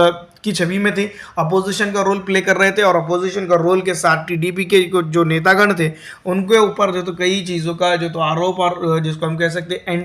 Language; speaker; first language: Hindi; native; Hindi